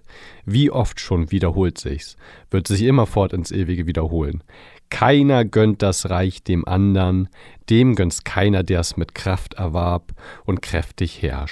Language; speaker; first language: German; native; German